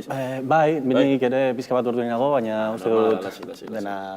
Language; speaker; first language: Basque; non-native, local second language; Spanish